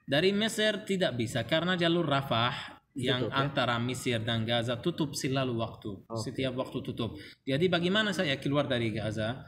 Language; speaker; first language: Indonesian; non-native, learner; Arabic